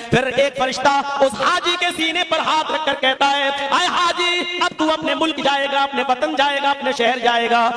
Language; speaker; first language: Urdu; native; Urdu